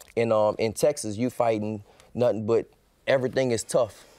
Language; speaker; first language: English; native; English